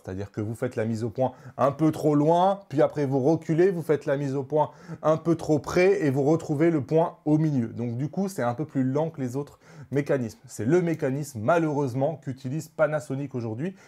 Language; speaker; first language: French; native; French